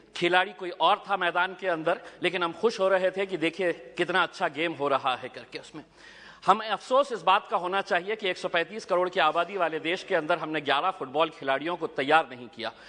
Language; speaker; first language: Hindi; non-native, local second language; Urdu